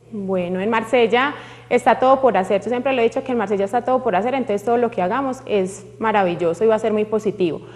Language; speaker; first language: Spanish; native; Spanish